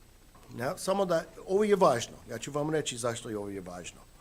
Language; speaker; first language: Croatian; non-native, fluent; English